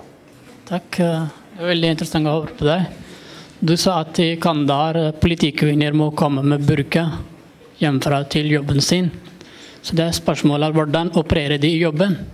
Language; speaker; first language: Norwegian; non-native, fluent; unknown